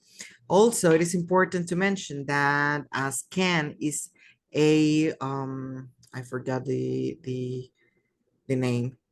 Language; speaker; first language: English; non-native, fluent; Spanish